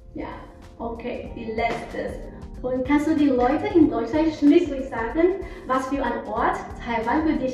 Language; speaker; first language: German; non-native, learner; Chinese